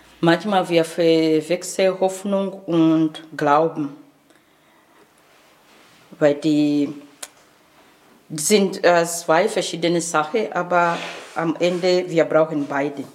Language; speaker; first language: German; non-native, fluent; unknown